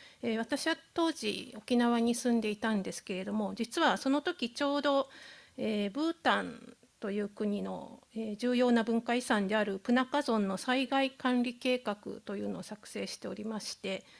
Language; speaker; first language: Japanese; native; Japanese